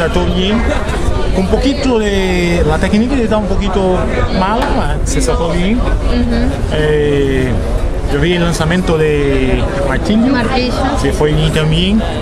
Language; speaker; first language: Spanish; non-native, learner; Portuguese